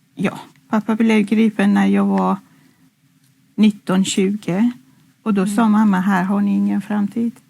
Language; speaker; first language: Swedish; non-native, fluent; Persian